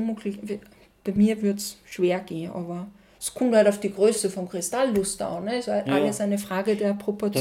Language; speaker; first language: German; native; German